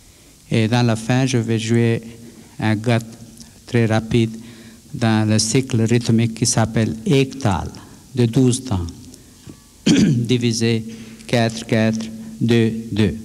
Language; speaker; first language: French; non-native, fluent; Bangla